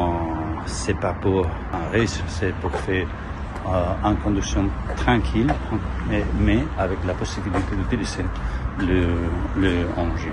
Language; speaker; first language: French; non-native, learner; Spanish